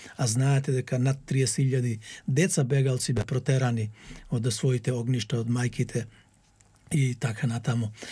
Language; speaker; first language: Macedonian; native; Macedonian